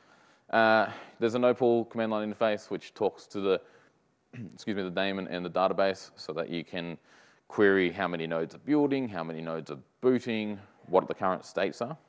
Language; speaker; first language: English; native; English